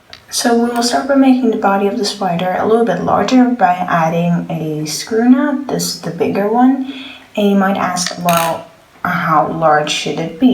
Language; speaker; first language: English; non-native, fluent; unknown